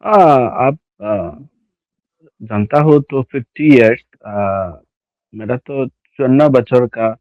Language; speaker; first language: Hindi; non-native, learner; Bangla